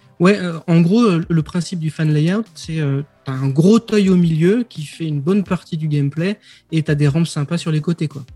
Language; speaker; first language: French; native; French